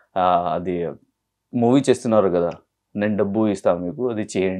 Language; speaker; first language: Telugu; non-native, learner; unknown